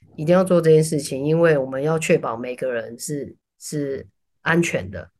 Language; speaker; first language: Chinese; native; Chinese